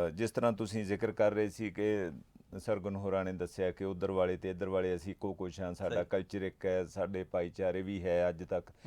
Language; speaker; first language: Punjabi; native; Punjabi